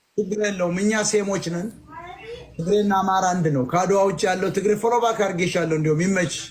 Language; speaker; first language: Amharic; native; Amharic